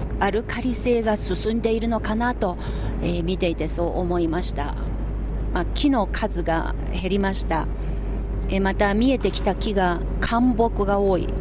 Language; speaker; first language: Japanese; non-native, fluent; Chinese